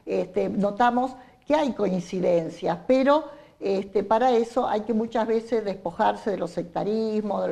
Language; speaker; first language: Spanish; native; Spanish